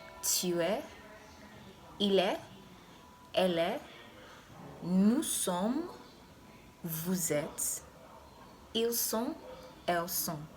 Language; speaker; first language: French; non-native, fluent; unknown